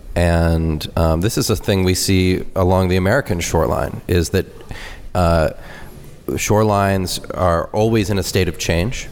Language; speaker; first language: English; native; English